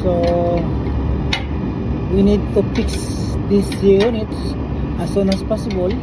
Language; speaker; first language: English; non-native, learner; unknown